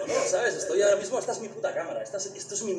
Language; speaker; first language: Spanish; native; Spanish